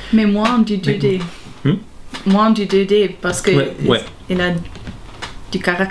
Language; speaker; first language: French; non-native, local second language; German